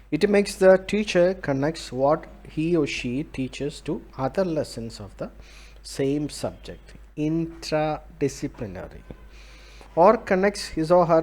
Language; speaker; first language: English; non-native, local second language; Malayalam